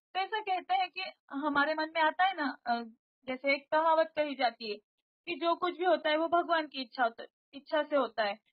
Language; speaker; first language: Hindi; non-native, local second language; Marathi